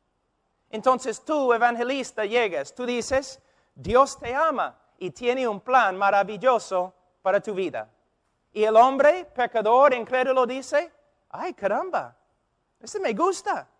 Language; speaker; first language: Spanish; non-native, fluent; English